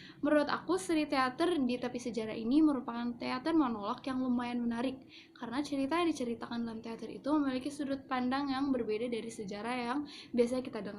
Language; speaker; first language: Indonesian; native; Indonesian